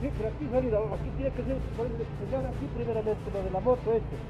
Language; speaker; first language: Spanish; native; Spanish